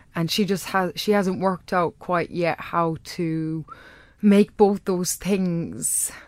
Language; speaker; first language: English; native; English